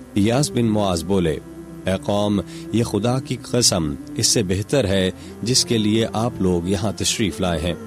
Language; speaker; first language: Urdu; non-native, local second language; Punjabi